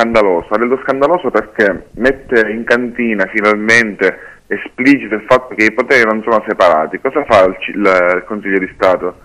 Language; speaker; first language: Italian; native; Italian